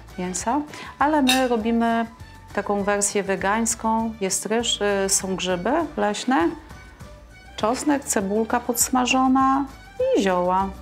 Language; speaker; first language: Polish; native; Polish